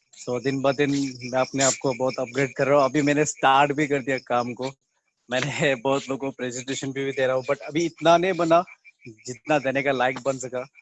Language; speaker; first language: Hindi; non-native, local second language; Telugu